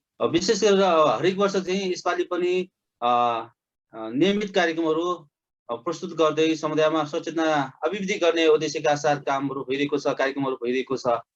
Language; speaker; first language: Nepali; native; Nepali